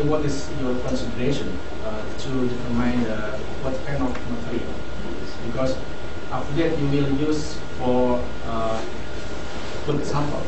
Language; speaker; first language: English; non-native, fluent; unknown